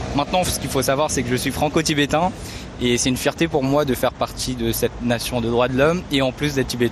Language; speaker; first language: French; early bilingual, other home language; Tibetan